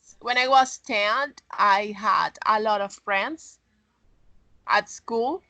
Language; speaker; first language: English; non-native, learner; Spanish